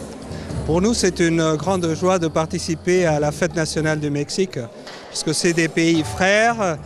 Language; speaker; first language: French; non-native, fluent; Spanish